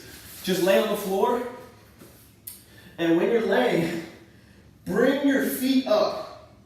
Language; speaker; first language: English; native; English